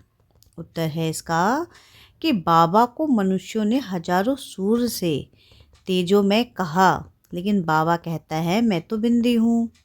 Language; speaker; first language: Hindi; native; Hindi